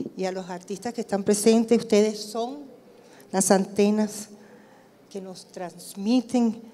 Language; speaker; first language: Spanish; native; Spanish